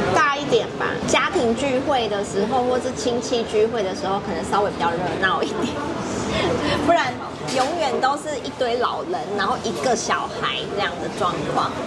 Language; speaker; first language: Chinese; native; Chinese